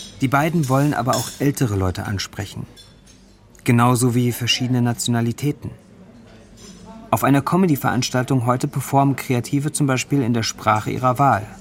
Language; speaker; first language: German; native; German